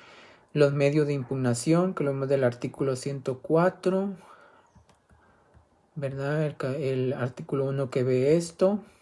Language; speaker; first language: Spanish; native; Spanish